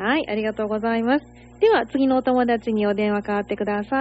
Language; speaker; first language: Japanese; native; Japanese